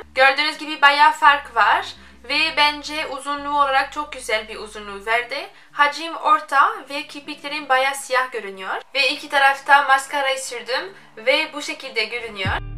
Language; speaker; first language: Turkish; non-native, fluent; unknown